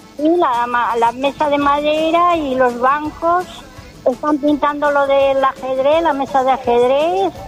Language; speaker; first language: Spanish; native; Spanish